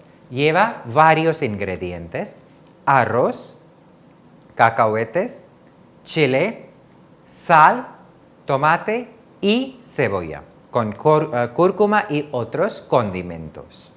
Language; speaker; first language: Spanish; non-native, fluent; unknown